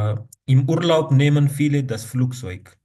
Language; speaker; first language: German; non-native, fluent; Urdu